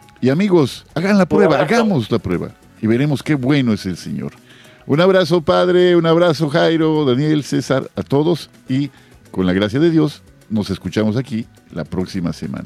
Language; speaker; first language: Spanish; native; Spanish